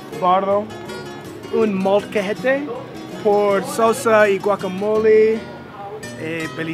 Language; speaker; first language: Spanish; non-native, learner; English